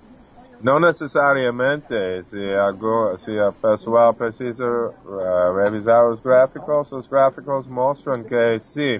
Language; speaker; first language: Portuguese; non-native, fluent; English